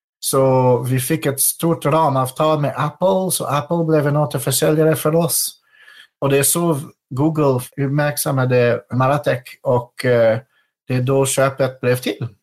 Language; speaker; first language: Swedish; non-native, fluent; French